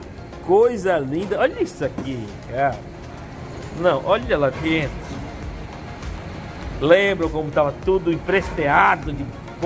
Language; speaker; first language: Portuguese; native; Portuguese